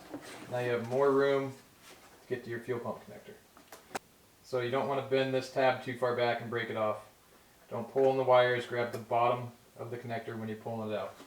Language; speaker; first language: English; native; English